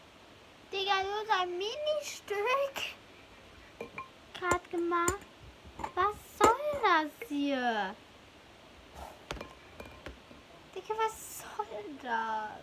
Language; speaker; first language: German; early bilingual, heritage; German